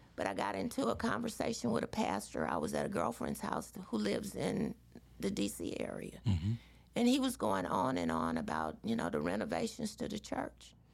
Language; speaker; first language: English; native; English